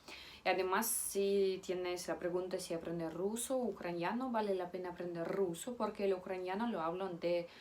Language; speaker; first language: Spanish; non-native, fluent; Russian